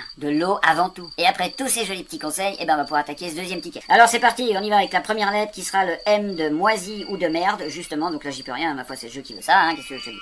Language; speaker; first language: French; native; French